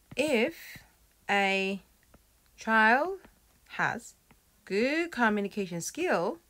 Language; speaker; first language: English; non-native, fluent; Korean